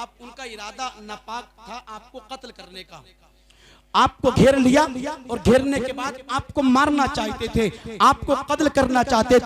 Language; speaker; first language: Hindi; native; Hindi